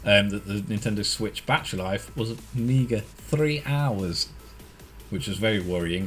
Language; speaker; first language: English; native; English